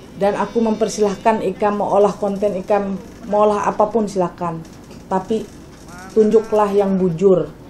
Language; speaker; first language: Indonesian; non-native, local second language; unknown